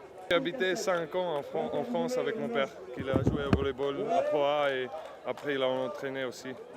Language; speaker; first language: French; non-native, fluent; Czech